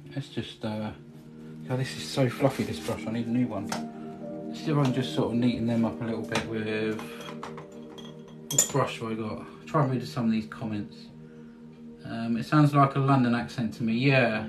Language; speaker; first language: English; native; English